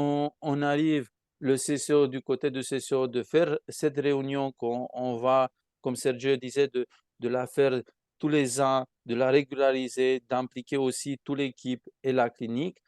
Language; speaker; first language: French; non-native, fluent; Romanian